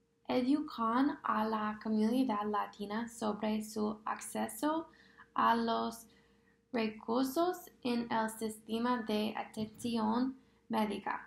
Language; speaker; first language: Spanish; non-native, fluent; English